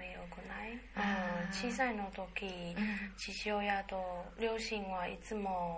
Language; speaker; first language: Japanese; non-native, learner; Chinese